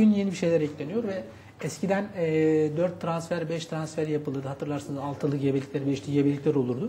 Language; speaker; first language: Turkish; native; Turkish